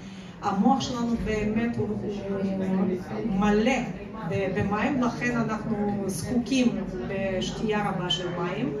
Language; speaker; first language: Hebrew; non-native, fluent; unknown